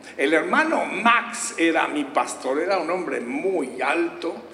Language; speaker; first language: Spanish; native; Spanish